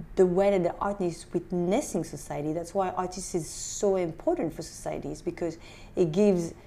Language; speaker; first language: English; non-native, fluent; French